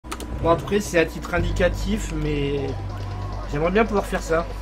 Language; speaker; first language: French; native; French